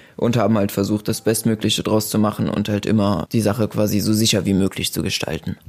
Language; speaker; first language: German; native; German